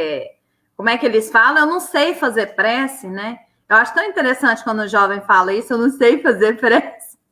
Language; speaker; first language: Portuguese; native; Portuguese